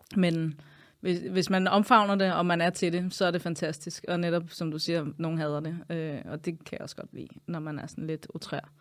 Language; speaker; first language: Danish; native; Danish